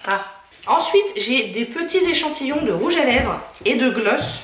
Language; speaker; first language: French; native; French